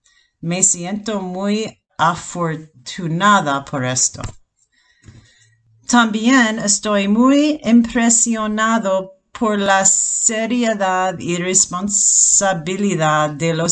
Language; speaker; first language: Spanish; non-native, fluent; English